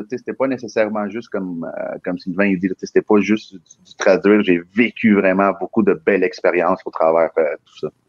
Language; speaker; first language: French; early bilingual, other home language; Spanish